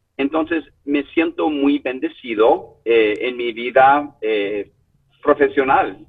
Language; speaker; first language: Spanish; non-native, fluent; English